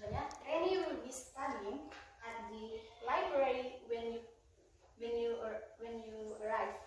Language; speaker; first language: English; non-native, learner; Indonesian